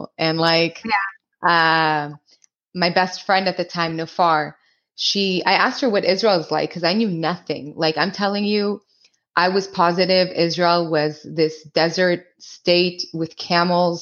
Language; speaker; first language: English; early bilingual, other home language; Hebrew